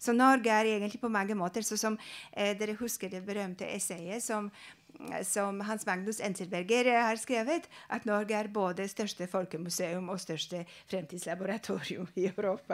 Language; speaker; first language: Norwegian; non-native, fluent; Polish